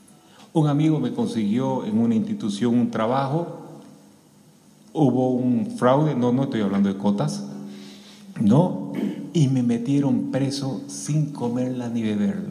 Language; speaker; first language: Spanish; native; Spanish